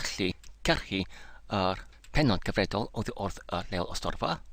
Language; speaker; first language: Welsh; non-native, learner; English